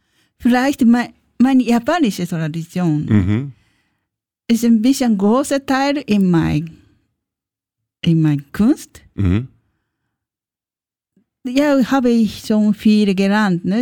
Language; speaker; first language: German; non-native, learner; Japanese